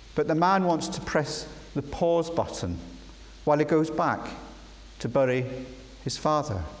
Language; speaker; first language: English; native; English